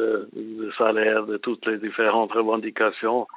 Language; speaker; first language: French; non-native, fluent; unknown